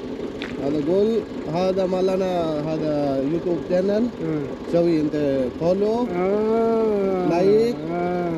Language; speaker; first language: Arabic; non-native, learner; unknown